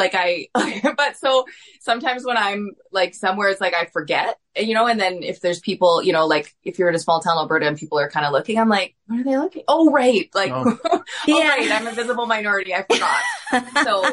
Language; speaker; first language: English; native; English